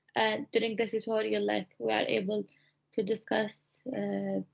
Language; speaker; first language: English; non-native, fluent; Arabic